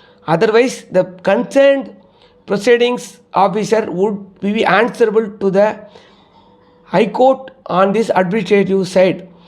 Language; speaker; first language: English; non-native, local second language; Tamil